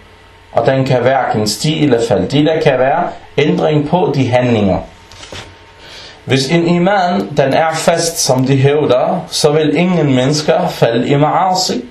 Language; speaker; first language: Danish; early bilingual, other home language; Arabic